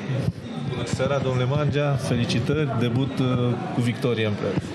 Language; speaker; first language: Romanian; native; Romanian